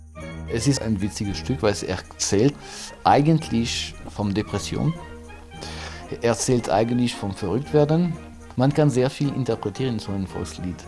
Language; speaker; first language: German; non-native, fluent; French